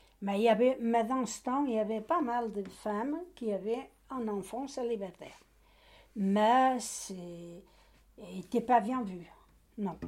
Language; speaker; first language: French; non-native, learner; Portuguese